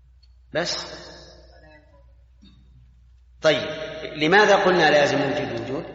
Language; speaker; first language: Arabic; native; Arabic